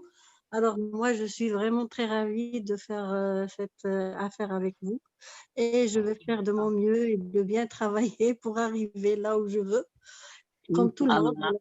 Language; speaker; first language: French; non-native, local second language; Arabic